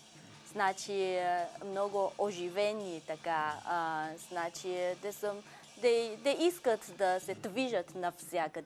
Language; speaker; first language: Bulgarian; non-native, fluent; Chinese